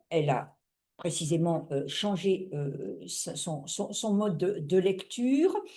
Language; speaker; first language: French; native; French